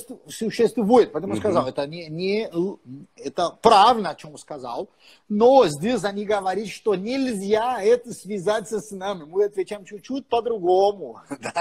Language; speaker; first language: Russian; non-native, fluent; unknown